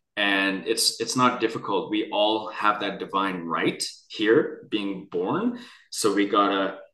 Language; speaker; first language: English; native; English